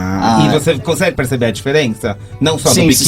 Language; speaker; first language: Portuguese; native; Portuguese